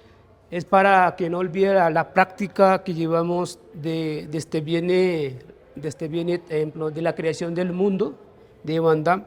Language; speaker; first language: Spanish; non-native, local second language; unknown